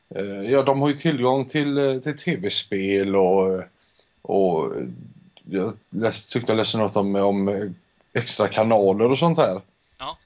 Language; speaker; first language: Swedish; early bilingual, heritage; Spanish